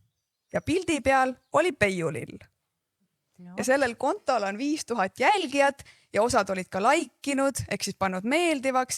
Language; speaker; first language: Estonian; native; Estonian